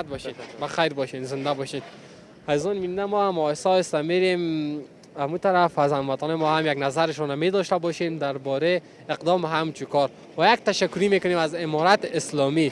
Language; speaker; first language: Persian; native; Persian